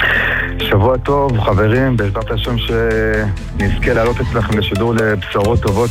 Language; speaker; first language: Hebrew; native; Hebrew